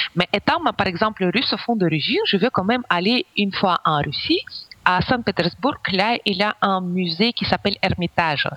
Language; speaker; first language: French; non-native, fluent; Ukrainian